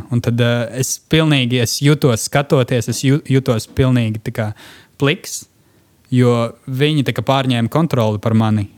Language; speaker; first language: Latvian; non-native, local second language; Russian